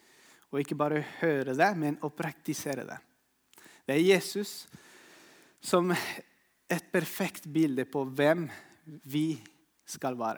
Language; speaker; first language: Norwegian; non-native, fluent; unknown